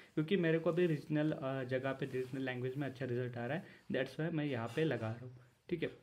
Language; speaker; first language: Hindi; non-native, local second language; Marathi